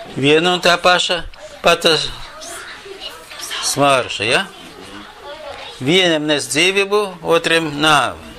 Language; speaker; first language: Latvian; non-native, local second language; Russian